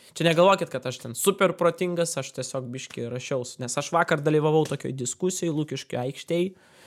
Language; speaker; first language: Lithuanian; non-native, local second language; Russian